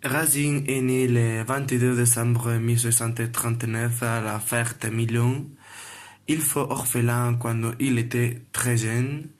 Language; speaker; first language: French; non-native, learner; Spanish